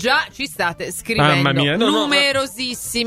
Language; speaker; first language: Italian; native; Italian